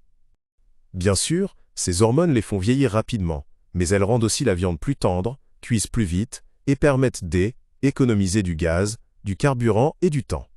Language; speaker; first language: French; native; French